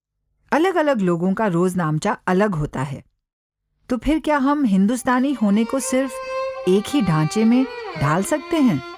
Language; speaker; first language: Hindi; native; Hindi